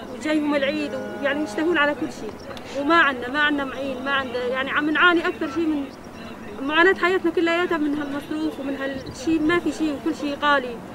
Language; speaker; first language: Arabic; native; Arabic